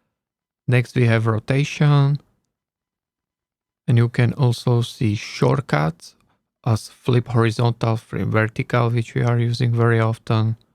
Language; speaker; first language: English; non-native, learner; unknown